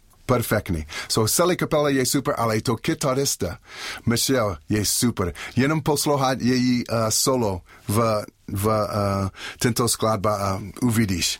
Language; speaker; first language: Czech; non-native, learner; English